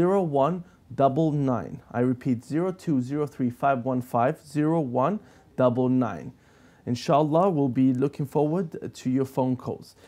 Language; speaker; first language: English; native; English